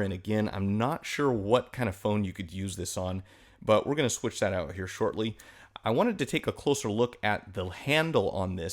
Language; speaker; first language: English; native; English